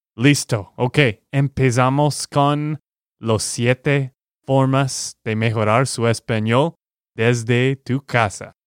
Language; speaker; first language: Spanish; non-native, learner; English